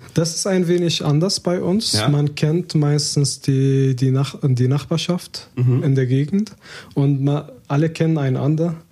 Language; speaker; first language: German; non-native, learner; Arabic